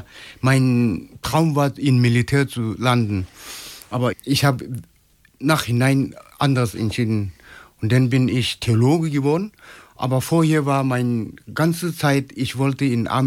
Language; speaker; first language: German; non-native, learner; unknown